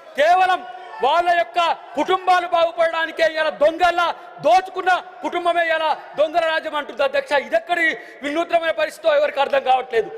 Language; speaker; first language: Telugu; native; Telugu